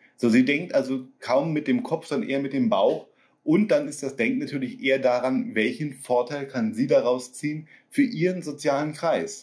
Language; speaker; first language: German; native; German